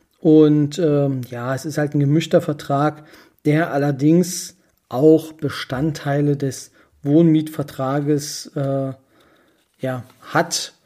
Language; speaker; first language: German; native; German